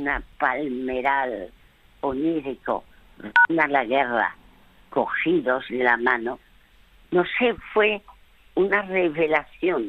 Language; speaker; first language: Spanish; early bilingual, other home language; French